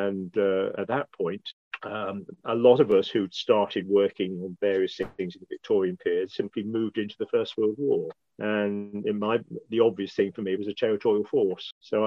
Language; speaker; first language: English; native; English